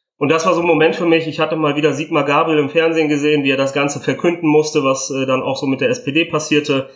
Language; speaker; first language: German; early bilingual, other home language; Italian